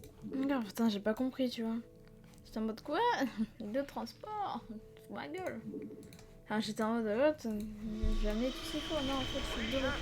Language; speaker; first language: French; native; French